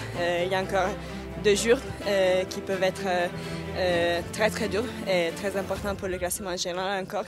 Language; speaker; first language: French; non-native, fluent; Italian